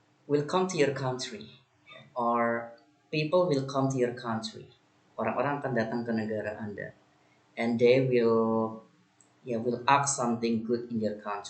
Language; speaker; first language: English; non-native, fluent; Indonesian